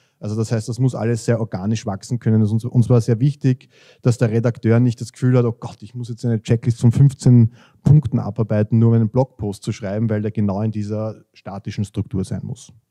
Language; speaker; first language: German; native; German